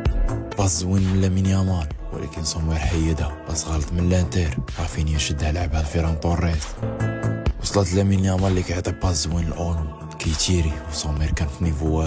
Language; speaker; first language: Arabic; native; Arabic